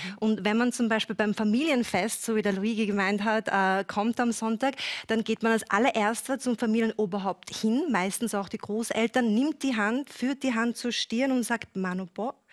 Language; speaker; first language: German; early bilingual, other home language; Filipino